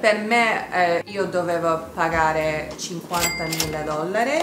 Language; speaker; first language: Italian; early bilingual, heritage; Italian